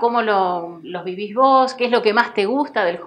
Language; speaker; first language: Spanish; native; Spanish